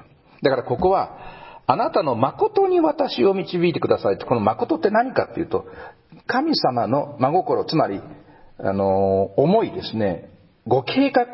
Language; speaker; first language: Japanese; native; Japanese